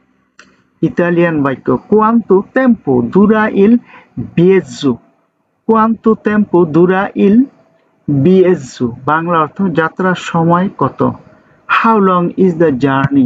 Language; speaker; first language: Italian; non-native, learner; Bangla